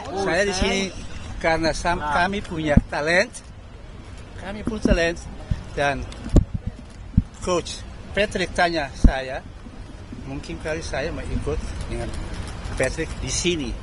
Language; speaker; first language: Indonesian; early bilingual, heritage; Dutch